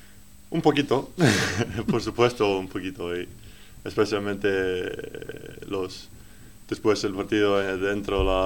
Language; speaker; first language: Spanish; non-native, learner; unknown